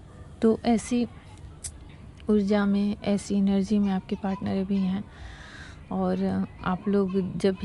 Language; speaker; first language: Hindi; native; Hindi